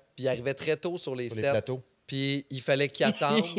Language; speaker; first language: French; native; French